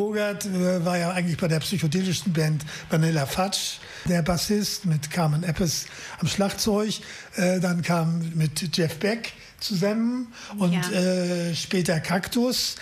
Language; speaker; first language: German; native; German